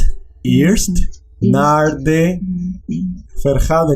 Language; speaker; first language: Dutch; non-native, learner; Spanish